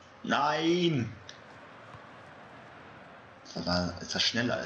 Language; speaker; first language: German; native; German